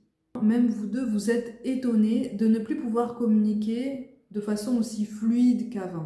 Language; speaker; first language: French; native; French